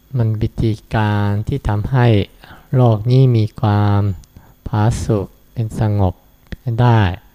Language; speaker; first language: Thai; non-native, fluent; Japanese